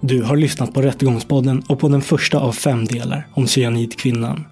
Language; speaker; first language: Swedish; native; Swedish